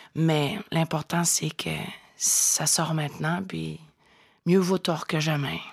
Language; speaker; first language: French; native; French